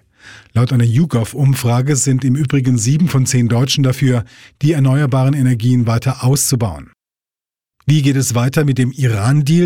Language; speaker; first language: German; native; German